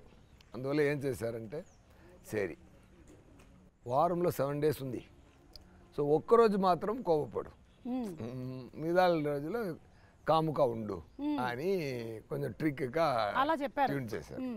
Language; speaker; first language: Telugu; non-native, learner; Tamil